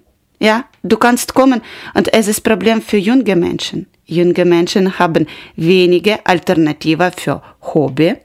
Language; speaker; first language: German; non-native, learner; Ukrainian